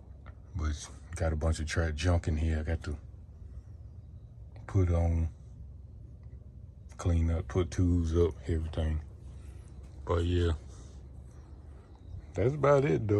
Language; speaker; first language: English; native; English